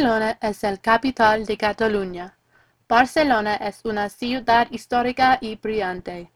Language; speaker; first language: Spanish; non-native, learner; English